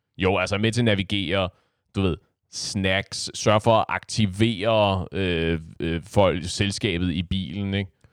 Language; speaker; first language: Danish; native; Danish